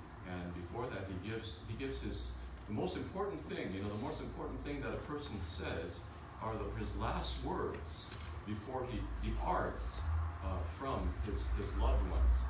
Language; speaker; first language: English; native; English